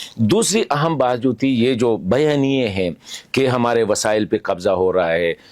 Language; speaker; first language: Urdu; non-native, local second language; Pashto